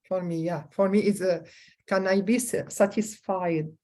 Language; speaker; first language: English; non-native, learner; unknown